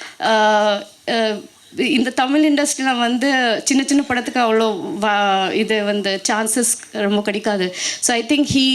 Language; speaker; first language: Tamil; non-native, learner; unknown